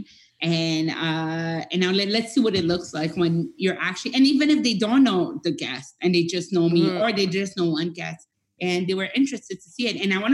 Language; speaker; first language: English; non-native, fluent; French